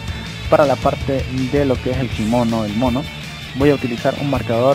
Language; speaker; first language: Spanish; native; Spanish